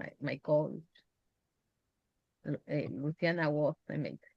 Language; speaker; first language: English; non-native, learner; Spanish